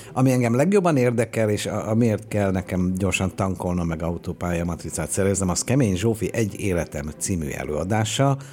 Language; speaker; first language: Hungarian; native; Hungarian